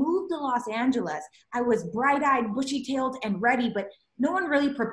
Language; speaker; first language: English; native; English